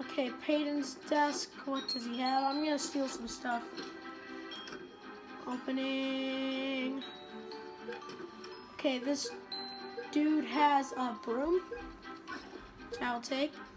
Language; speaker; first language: English; native; English